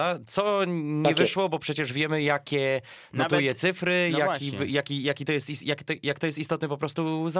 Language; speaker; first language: Polish; native; Polish